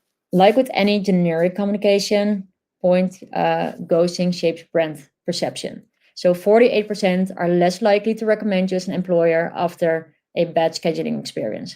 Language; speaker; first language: English; non-native, fluent; Dutch